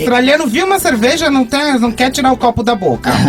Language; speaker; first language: Portuguese; native; Portuguese